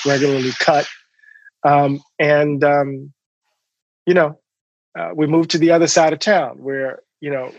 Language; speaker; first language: English; native; English